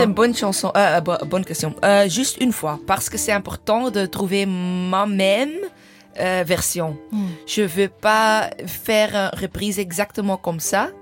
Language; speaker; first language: French; non-native, learner; English